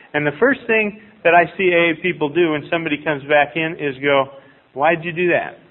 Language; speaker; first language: English; native; English